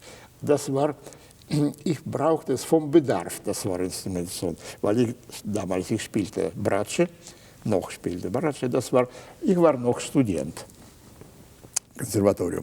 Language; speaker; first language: German; non-native, fluent; Russian